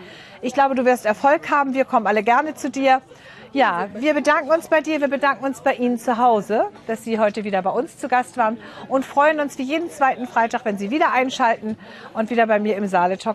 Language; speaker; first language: German; native; German